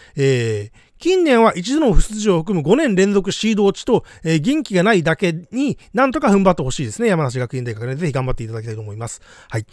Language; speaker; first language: Japanese; native; Japanese